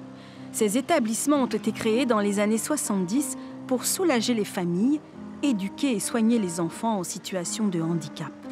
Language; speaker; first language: French; native; French